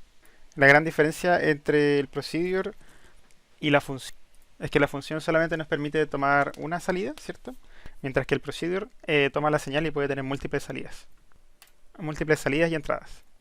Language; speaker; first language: Spanish; native; Spanish